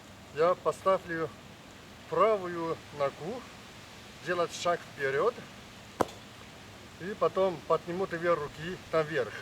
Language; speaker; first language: Russian; non-native, learner; Chinese